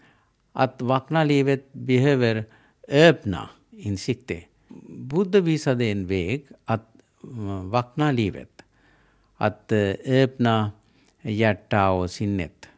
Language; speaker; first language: Swedish; non-native, learner; Sinhala